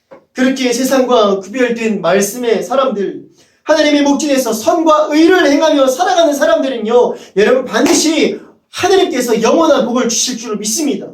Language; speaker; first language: Korean; native; Korean